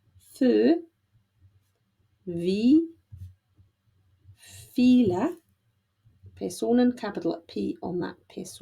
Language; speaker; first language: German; non-native, fluent; English